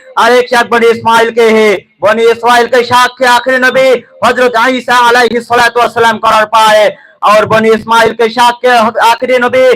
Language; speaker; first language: Urdu; non-native, fluent; Bangla